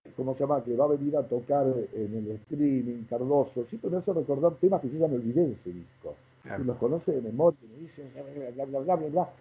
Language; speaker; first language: Spanish; native; Spanish